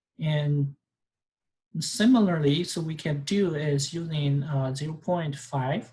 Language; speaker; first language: English; non-native, fluent; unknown